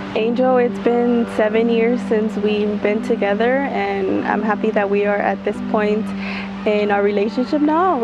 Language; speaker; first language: English; early bilingual, other home language; Spanish